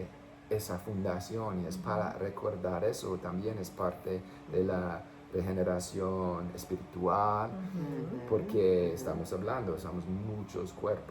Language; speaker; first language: Spanish; non-native, fluent; English